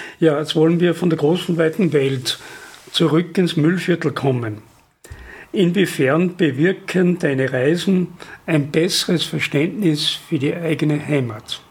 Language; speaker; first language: German; native; German